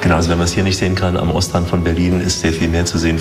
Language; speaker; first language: German; native; German